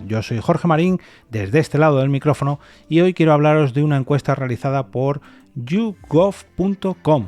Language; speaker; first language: Spanish; native; Spanish